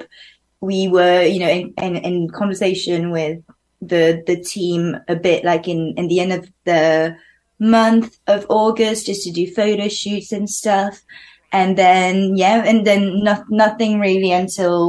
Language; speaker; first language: English; non-native, fluent; French